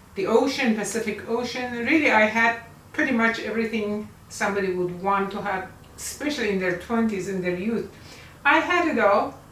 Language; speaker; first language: English; non-native, fluent; Persian